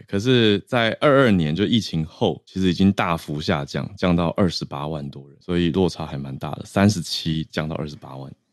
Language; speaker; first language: Chinese; native; Chinese